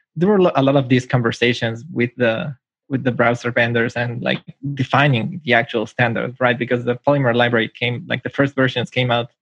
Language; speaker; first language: English; non-native, fluent; Spanish